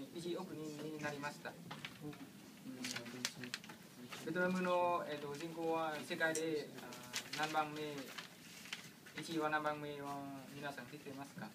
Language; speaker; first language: Japanese; non-native, learner; Vietnamese